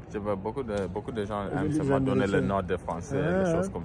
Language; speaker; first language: French; early bilingual, heritage; French